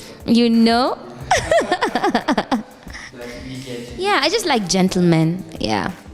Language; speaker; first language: English; non-native, local second language; Swahili